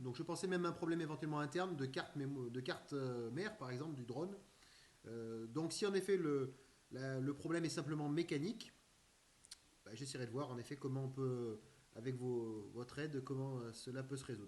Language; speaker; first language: French; native; French